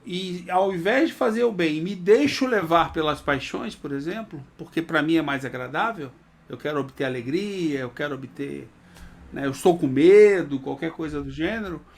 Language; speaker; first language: Portuguese; native; Portuguese